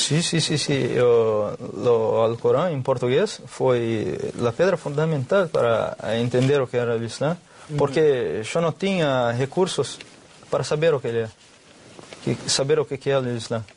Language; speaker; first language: Spanish; non-native, learner; Portuguese